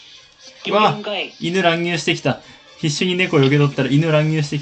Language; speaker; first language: Japanese; native; Japanese